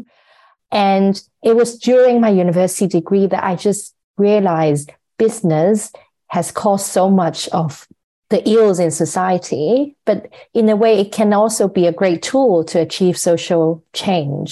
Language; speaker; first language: English; non-native, local second language; Cantonese